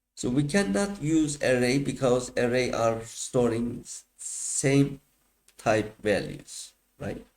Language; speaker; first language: English; non-native, fluent; Turkish